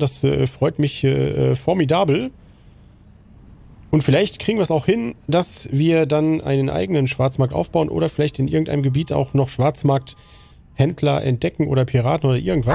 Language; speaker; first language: German; native; German